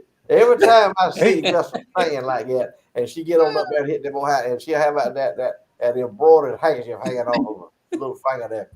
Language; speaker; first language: English; native; English